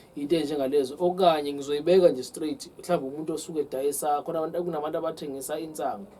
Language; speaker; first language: Zulu; native; Zulu